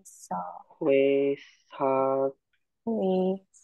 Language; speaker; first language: Korean; non-native, learner; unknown